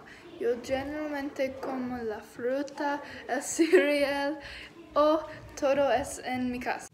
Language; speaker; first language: Spanish; non-native, learner; English